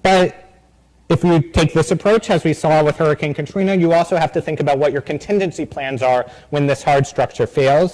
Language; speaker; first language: English; native; English